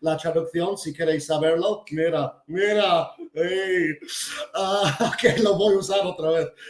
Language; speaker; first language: Spanish; non-native, fluent; English